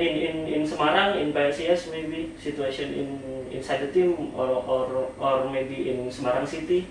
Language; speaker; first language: English; non-native, learner; Indonesian